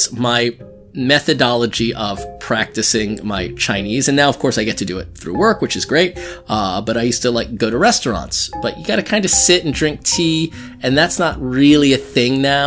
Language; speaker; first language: English; native; English